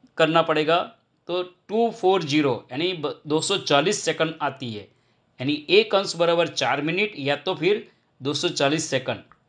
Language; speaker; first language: Hindi; non-native, local second language; Gujarati